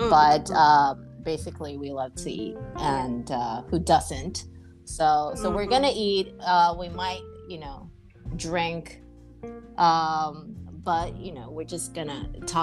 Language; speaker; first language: English; non-native, fluent; Japanese